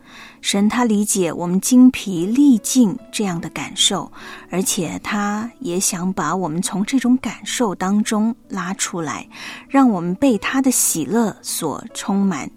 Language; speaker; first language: Chinese; native; Chinese